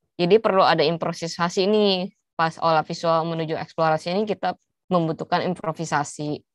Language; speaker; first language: Indonesian; native; Indonesian